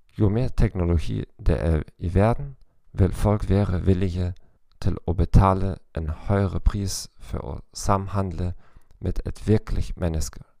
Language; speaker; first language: Norwegian; non-native, learner; German